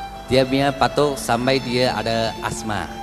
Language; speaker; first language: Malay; non-native, local second language; Chinese